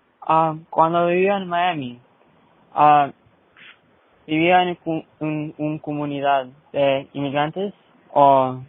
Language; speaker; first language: Spanish; early bilingual, heritage; Spanish